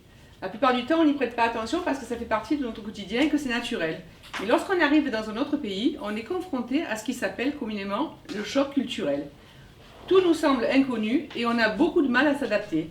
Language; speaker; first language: French; native; French